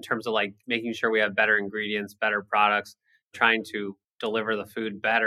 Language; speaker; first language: English; native; English